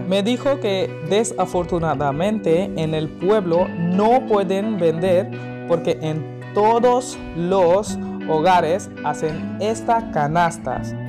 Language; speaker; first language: Spanish; non-native, learner; Hindi